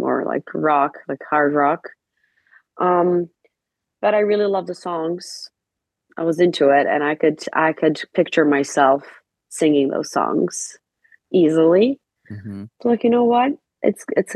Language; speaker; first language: English; non-native, fluent; Serbian